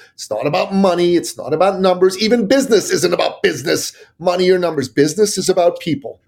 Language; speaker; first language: English; early bilingual, other home language; Persian